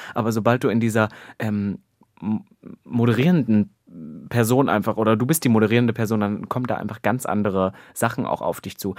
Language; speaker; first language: German; native; German